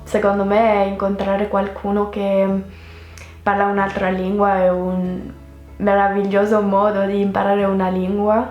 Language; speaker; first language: Italian; non-native, fluent; French